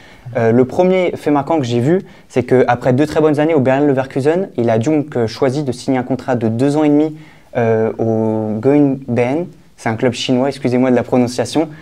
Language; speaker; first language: French; native; French